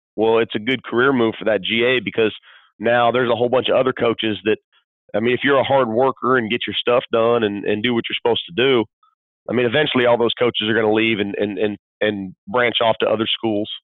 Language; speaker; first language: English; native; English